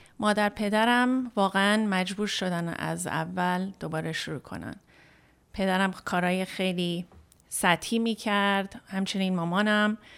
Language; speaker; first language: Persian; early bilingual, heritage; Persian